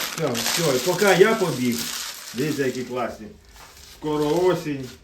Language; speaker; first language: Ukrainian; non-native, local second language; Russian